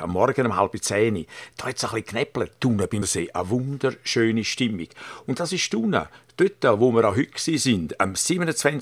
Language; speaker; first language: German; native; German